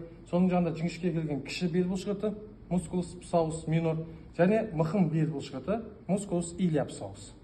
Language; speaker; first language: Kazakh; native; Kazakh